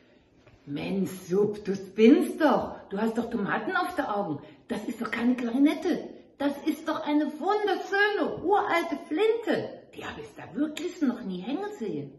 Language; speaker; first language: German; native; German